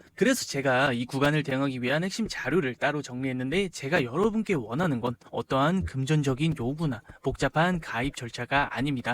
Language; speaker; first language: Korean; native; Korean